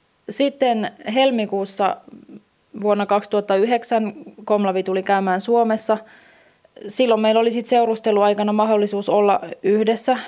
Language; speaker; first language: Finnish; native; Finnish